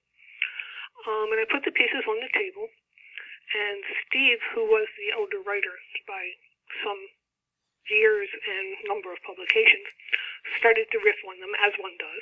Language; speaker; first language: English; native; English